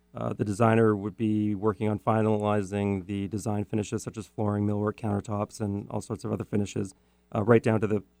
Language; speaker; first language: English; native; English